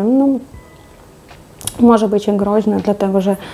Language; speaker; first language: Polish; non-native, fluent; Russian